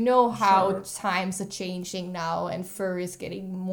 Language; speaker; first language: English; non-native, fluent; Danish